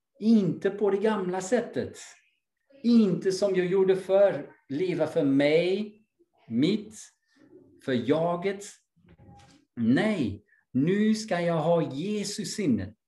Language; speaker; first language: Swedish; non-native, fluent; English